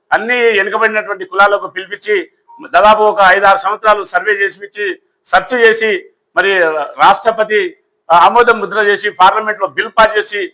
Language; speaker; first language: Telugu; non-native, local second language; Lambadi